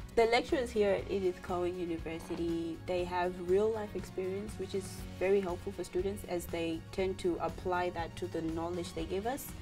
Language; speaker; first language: English; non-native, local second language; Shona